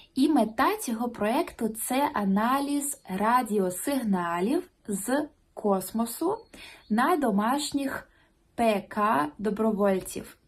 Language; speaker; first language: Ukrainian; non-native, local second language; Russian